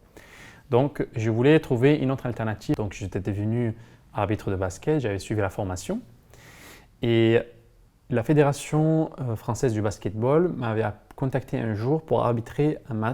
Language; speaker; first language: French; non-native, fluent; Arabic